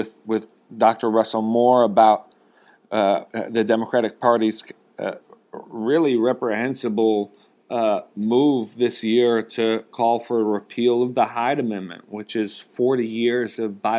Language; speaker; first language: English; native; English